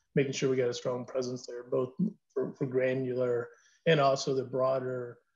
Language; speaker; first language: English; native; English